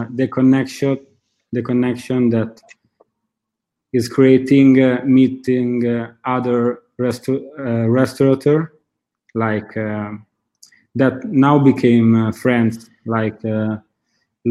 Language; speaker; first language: English; non-native, learner; Italian